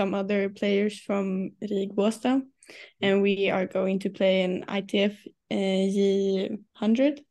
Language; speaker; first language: English; non-native, fluent; Swedish